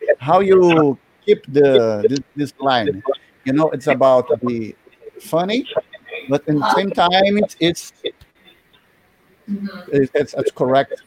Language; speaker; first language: English; non-native, learner; Portuguese